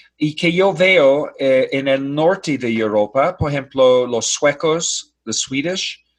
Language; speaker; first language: Spanish; non-native, fluent; English